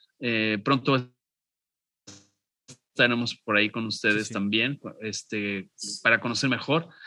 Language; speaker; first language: Spanish; native; Spanish